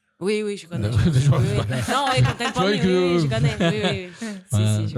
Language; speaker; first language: French; non-native, learner; Spanish